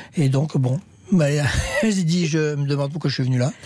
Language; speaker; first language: French; native; French